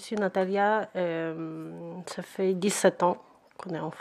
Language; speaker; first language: French; non-native, fluent; Ukrainian